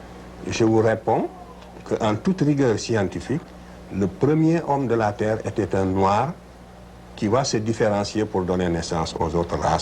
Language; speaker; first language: French; non-native, local second language; Wolof